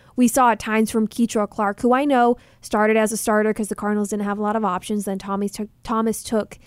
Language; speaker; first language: English; native; English